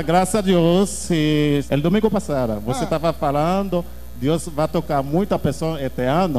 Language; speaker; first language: Portuguese; non-native, learner; Haitian Creole